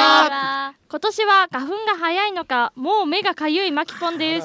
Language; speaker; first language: Japanese; native; Japanese